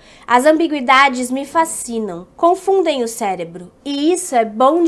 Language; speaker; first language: Portuguese; native; Portuguese